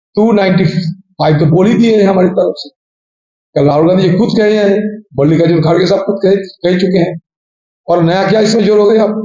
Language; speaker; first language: Hindi; non-native, local second language; Bangla